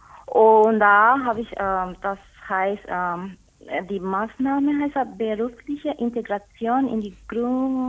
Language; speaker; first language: German; non-native, learner; Spanish